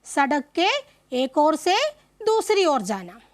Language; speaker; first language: Hindi; non-native, local second language; Malayalam